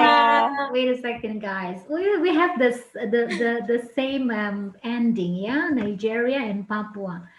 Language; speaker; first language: English; non-native, fluent; Indonesian